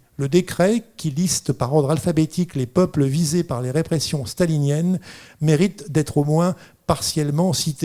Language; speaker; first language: French; native; French